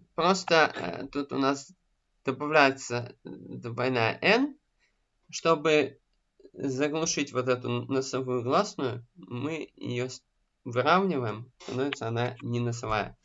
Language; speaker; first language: Russian; native; Russian